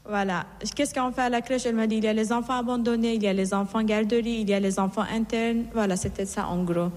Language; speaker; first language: French; non-native, fluent; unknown